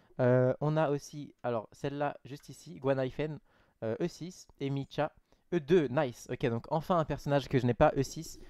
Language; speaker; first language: French; native; French